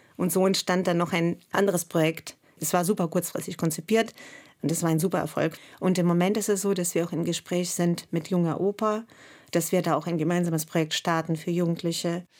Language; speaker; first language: German; non-native, fluent; Russian